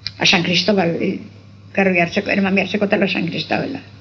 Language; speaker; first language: Spanish; non-native, local second language; Basque